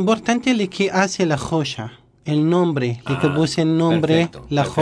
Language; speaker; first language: Spanish; non-native, learner; Arabic